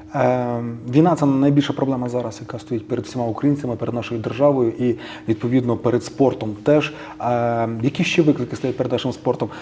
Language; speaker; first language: Ukrainian; native; Ukrainian